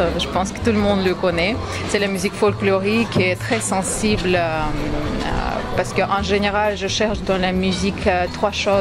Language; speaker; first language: French; non-native, fluent; Russian